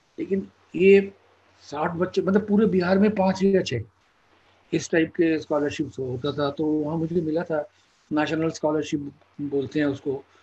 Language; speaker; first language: Hindi; non-native, local second language; Bangla